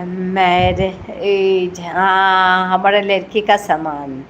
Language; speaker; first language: Hindi; non-native, local second language; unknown